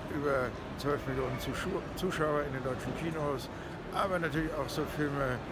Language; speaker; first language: German; native; German